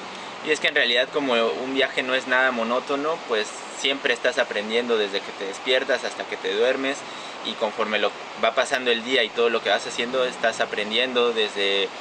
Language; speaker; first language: Spanish; native; Spanish